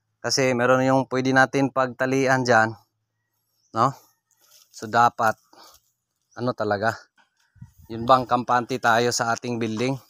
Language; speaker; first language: Filipino; non-native, local second language; Cebuano